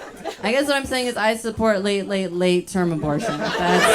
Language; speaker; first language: English; native; English